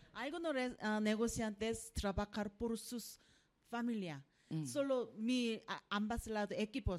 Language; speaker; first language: Spanish; non-native, learner; Korean